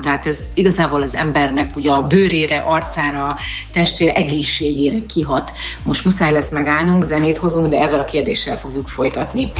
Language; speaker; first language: Hungarian; native; Hungarian